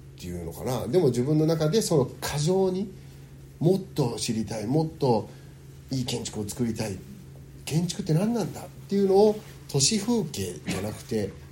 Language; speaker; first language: Japanese; early bilingual, heritage; Japanese